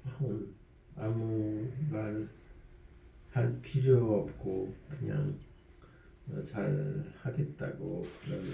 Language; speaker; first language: Korean; early bilingual, heritage; French